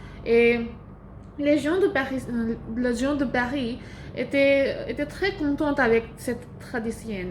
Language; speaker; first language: French; non-native, learner; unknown